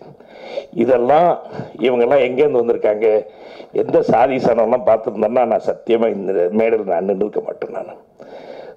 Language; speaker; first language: Tamil; native; Tamil